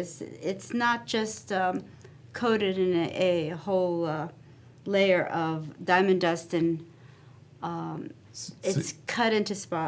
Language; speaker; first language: English; native; English